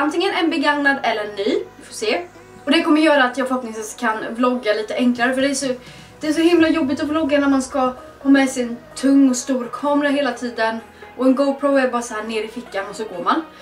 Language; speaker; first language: Swedish; native; Swedish